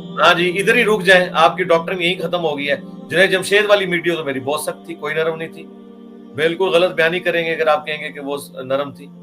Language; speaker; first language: Urdu; non-native, local second language; Punjabi